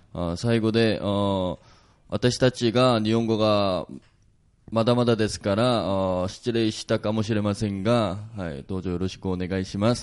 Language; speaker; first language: Japanese; non-native, learner; Korean